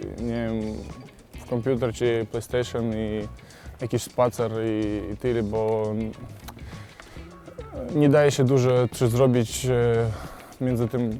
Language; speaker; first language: Polish; non-native, fluent; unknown